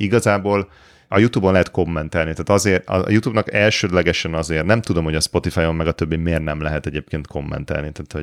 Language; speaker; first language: Hungarian; native; Hungarian